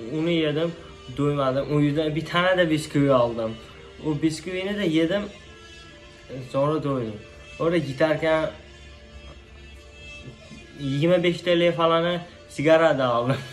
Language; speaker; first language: Turkish; non-native, learner; Uzbek